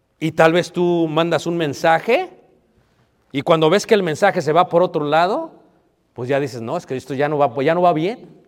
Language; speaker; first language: Spanish; early bilingual, heritage; Spanish